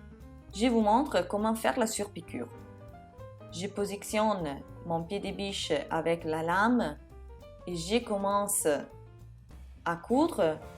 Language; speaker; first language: French; non-native, fluent; Italian